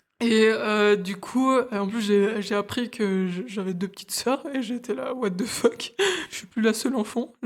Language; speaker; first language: French; early bilingual, other home language; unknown